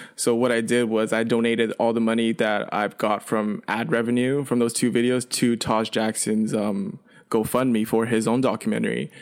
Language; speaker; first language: English; early bilingual, other home language; Chinese